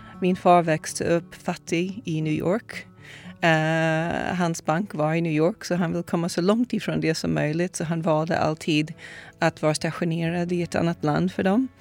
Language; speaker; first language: Swedish; non-native, fluent; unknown